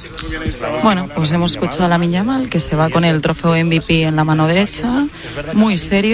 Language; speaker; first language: Spanish; native; Spanish